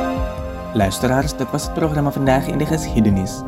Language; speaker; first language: Dutch; non-native, fluent; Indonesian